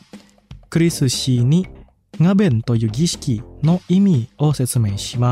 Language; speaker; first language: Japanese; non-native, fluent; Indonesian